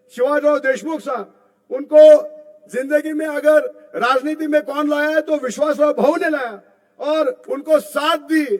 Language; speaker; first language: Hindi; non-native, local second language; Marathi